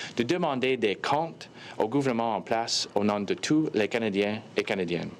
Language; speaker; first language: French; non-native, fluent; English